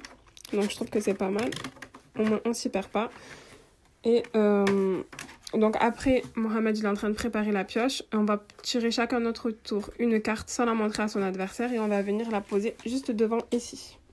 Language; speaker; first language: French; native; French